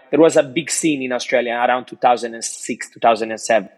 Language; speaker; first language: English; non-native, fluent; Italian